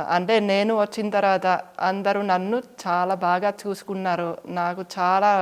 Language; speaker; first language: Telugu; non-native, fluent; Finnish